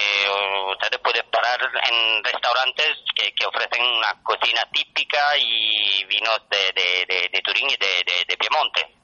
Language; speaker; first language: Spanish; non-native, fluent; Italian